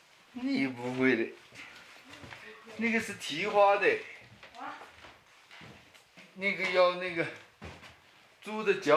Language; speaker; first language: Chinese; native; Chinese